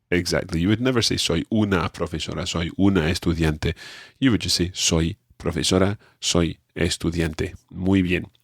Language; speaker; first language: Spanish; non-native, fluent; English